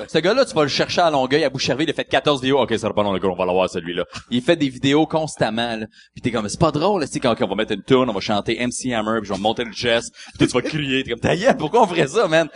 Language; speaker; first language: French; native; French